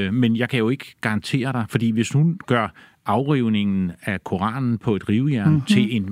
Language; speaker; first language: Danish; native; Danish